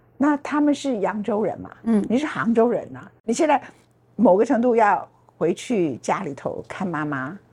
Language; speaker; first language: Chinese; native; Chinese